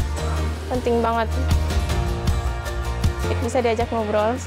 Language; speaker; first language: Indonesian; early bilingual, other home language; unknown